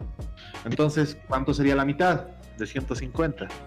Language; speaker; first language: Spanish; native; Spanish